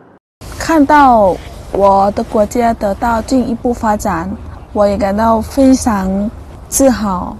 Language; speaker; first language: Chinese; non-native, learner; Lao